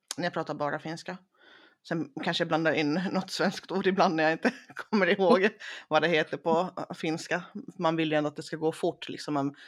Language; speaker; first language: Swedish; early bilingual, other home language; Finnish